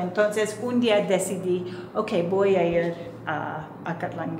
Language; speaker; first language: Spanish; non-native, fluent; English